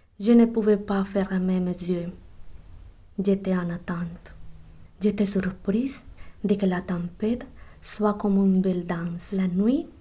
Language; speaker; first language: French; non-native, learner; Spanish